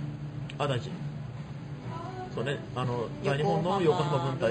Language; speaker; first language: Japanese; native; Japanese